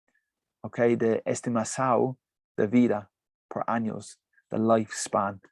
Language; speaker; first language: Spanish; non-native, fluent; English